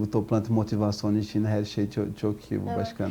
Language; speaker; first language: Turkish; non-native, learner; Portuguese